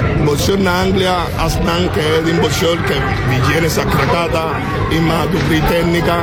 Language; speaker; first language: Bulgarian; non-native, learner; Spanish